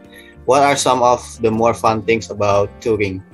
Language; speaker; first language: English; non-native, fluent; Indonesian